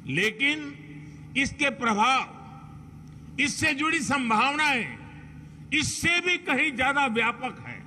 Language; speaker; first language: Hindi; non-native, local second language; Gujarati